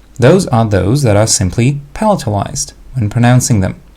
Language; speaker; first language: English; non-native, fluent; Slovak